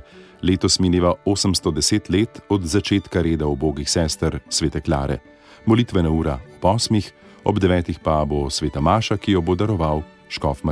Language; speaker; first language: Slovenian; native; Slovenian